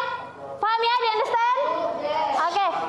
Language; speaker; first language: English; non-native, learner; Indonesian